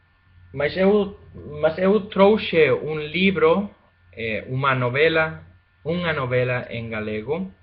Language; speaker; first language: Portuguese; non-native, fluent; Spanish